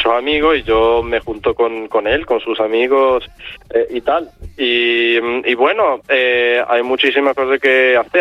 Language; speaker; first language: Spanish; non-native, fluent; Italian